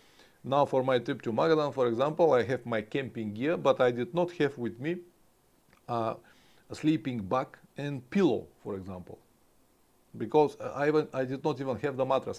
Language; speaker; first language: English; non-native, fluent; Bulgarian